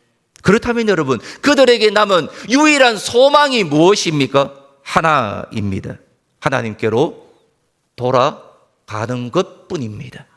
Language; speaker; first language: Korean; native; Korean